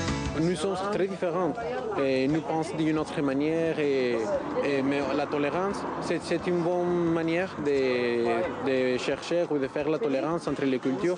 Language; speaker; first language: French; non-native, learner; Spanish